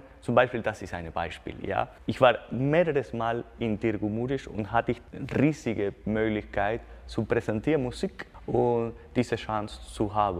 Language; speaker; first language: German; non-native, fluent; Spanish